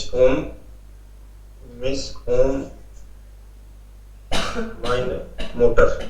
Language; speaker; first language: German; non-native, learner; Hindi